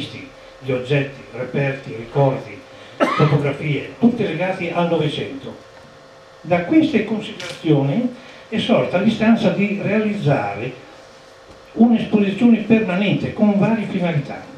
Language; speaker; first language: Italian; native; Italian